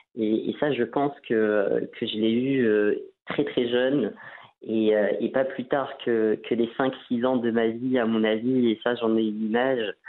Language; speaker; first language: French; non-native, local second language; Arabic